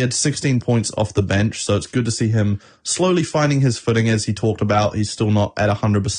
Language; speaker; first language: English; native; English